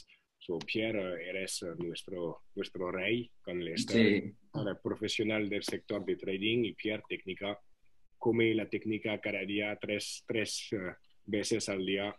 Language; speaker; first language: Spanish; non-native, fluent; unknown